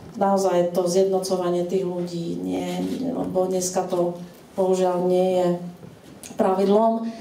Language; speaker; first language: Slovak; native; Slovak